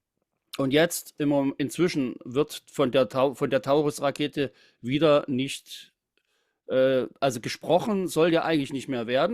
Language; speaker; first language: German; native; German